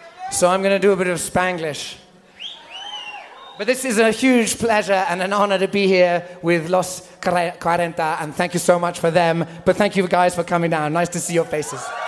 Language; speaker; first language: English; native; English